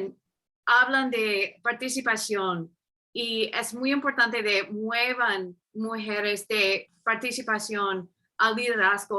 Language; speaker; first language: Spanish; non-native, fluent; English